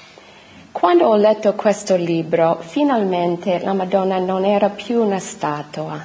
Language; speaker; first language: Italian; non-native, fluent; English